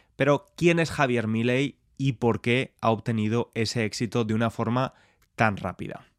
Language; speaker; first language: Spanish; native; Spanish